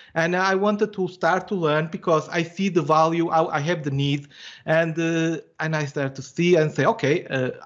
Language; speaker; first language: English; non-native, fluent; Portuguese